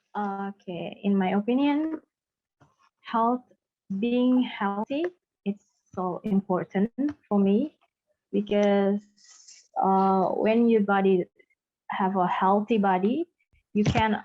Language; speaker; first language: English; non-native, learner; Indonesian